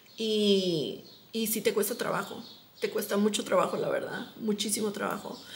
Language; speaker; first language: Spanish; native; Spanish